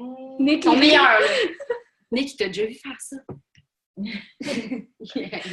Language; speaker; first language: French; native; French